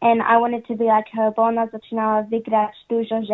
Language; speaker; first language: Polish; early bilingual, heritage; English